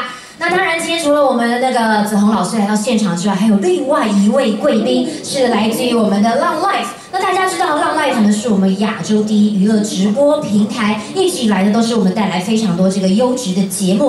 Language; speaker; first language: Chinese; native; Chinese